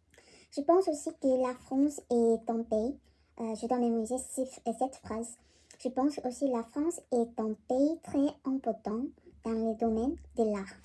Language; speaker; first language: French; non-native, learner; Korean